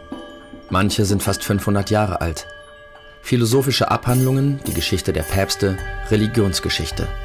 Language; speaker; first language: German; native; German